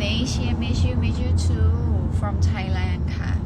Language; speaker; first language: English; non-native, learner; Thai